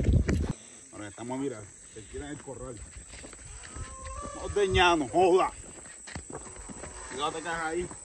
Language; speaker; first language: Spanish; native; Spanish